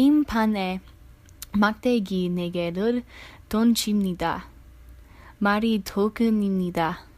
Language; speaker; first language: Korean; non-native, learner; English